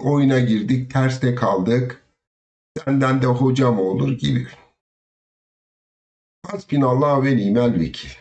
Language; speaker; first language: Turkish; native; Turkish